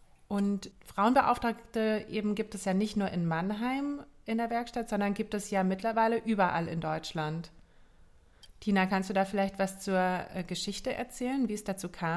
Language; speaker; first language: German; native; German